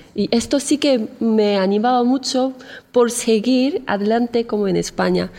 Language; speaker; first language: Spanish; non-native, fluent; Korean